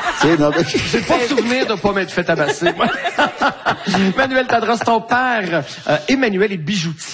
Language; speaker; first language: French; native; French